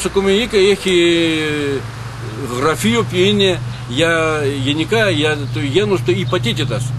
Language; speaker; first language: Greek; non-native, learner; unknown